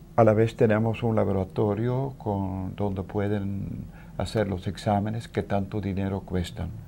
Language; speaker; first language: Spanish; non-native, fluent; Dutch